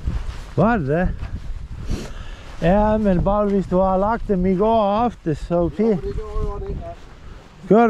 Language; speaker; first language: Danish; non-native, learner; Estonian